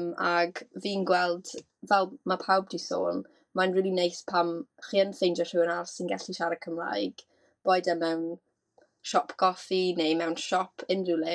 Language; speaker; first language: Welsh; native; Welsh